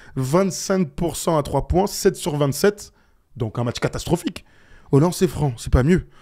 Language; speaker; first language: French; native; French